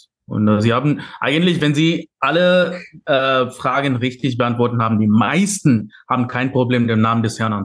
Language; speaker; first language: German; non-native, fluent; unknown